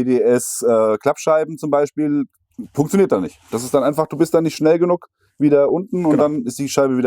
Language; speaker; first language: German; native; German